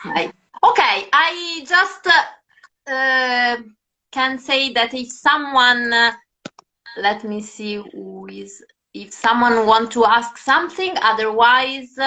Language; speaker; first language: English; non-native, fluent; Italian